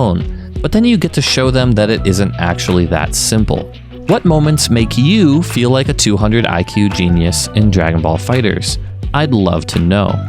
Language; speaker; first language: English; native; English